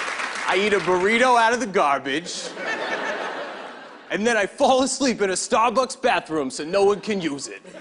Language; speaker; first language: English; native; English